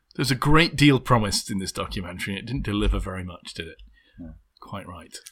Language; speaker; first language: English; native; English